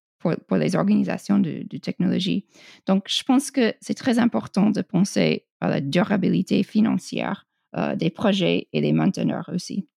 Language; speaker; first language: French; non-native, fluent; English